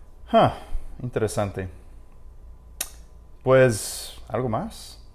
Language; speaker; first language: Spanish; non-native, fluent; English